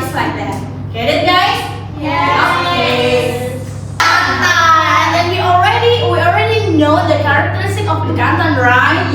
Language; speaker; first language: English; non-native, learner; Indonesian